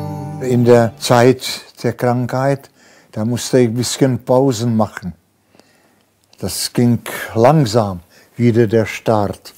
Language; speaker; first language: German; non-native, fluent; Czech